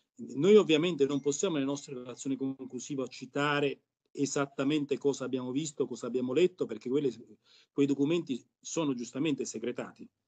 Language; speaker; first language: Italian; native; Italian